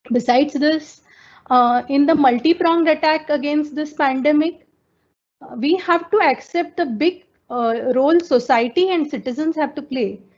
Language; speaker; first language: English; non-native, local second language; Marathi